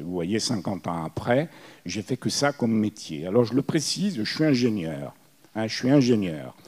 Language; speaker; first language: French; early bilingual, other home language; Italian